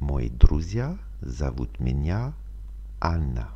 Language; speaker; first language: Russian; non-native, fluent; French